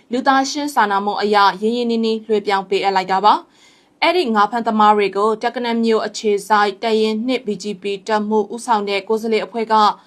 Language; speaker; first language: Burmese; native; Burmese